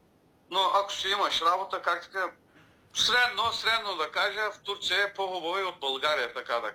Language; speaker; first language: Bulgarian; non-native, local second language; Turkish